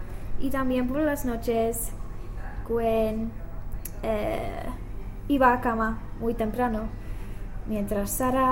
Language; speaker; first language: Spanish; non-native, learner; English